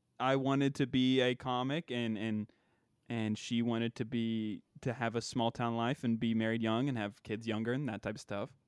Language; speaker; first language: English; native; English